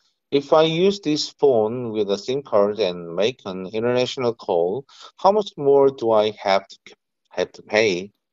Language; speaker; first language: English; non-native, learner; Korean